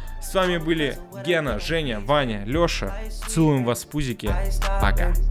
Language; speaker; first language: Russian; native; Russian